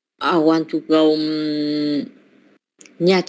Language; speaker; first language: English; non-native, learner; Vietnamese